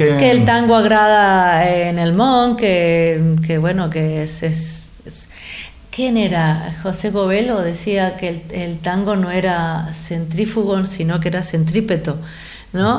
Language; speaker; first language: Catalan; non-native, learner; Spanish